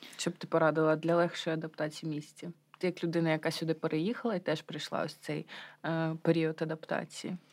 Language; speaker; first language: Ukrainian; native; Ukrainian